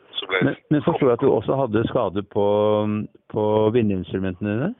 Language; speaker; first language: Norwegian; native; Norwegian